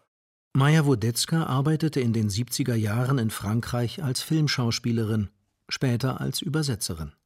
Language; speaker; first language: German; native; German